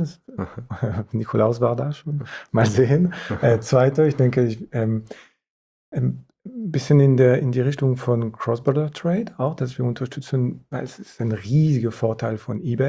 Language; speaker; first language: German; non-native, fluent; French